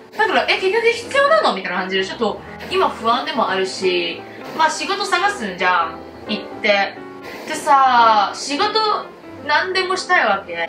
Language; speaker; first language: Japanese; non-native, fluent; Cantonese